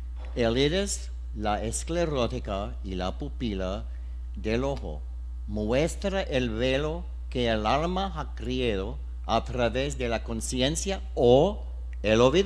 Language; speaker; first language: Spanish; non-native, learner; English